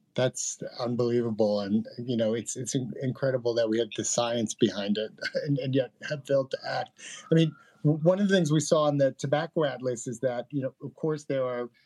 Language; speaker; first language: English; native; English